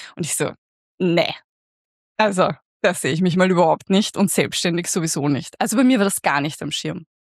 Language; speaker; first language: German; native; German